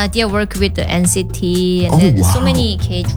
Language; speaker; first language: English; non-native, learner; Indonesian